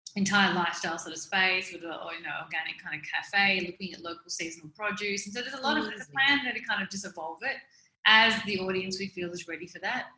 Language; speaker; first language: English; native; English